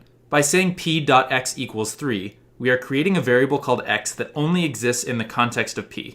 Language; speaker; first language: English; native; English